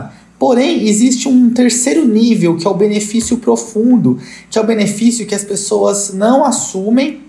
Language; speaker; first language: Portuguese; native; Portuguese